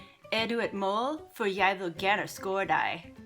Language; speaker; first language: Danish; non-native, learner; English